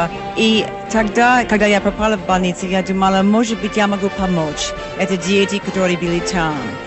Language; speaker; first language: Russian; non-native, learner; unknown